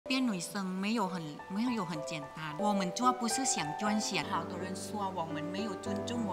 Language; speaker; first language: Chinese; non-native, learner; Thai